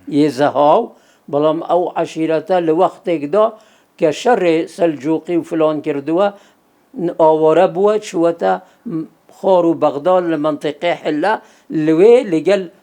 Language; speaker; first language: Central Kurdish; non-native, local second language; Kurdish